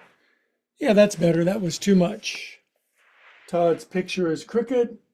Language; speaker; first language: English; native; English